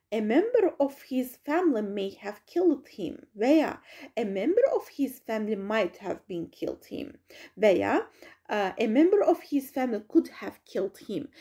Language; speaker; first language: English; non-native, fluent; Azerbaijani